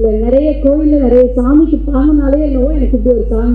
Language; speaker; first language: Tamil; native; Tamil